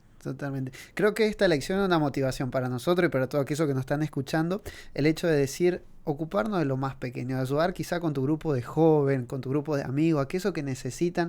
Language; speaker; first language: Spanish; native; Spanish